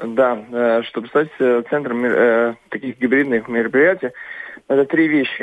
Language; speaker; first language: Russian; non-native, local second language; Latvian